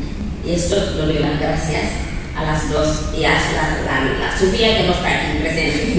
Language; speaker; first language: Spanish; non-native, learner; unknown